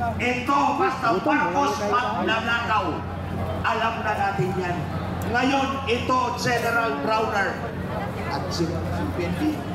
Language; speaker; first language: Filipino; native; Filipino